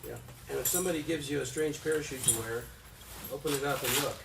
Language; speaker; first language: English; native; English